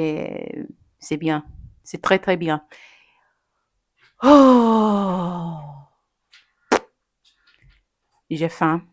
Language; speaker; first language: French; non-native, learner; English